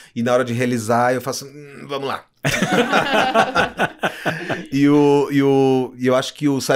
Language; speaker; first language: Portuguese; native; Portuguese